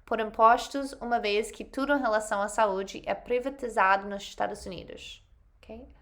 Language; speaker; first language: Portuguese; non-native, fluent; English